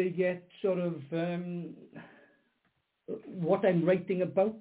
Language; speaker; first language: English; native; English